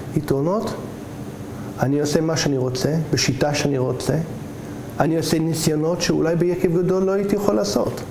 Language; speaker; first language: Hebrew; non-native, fluent; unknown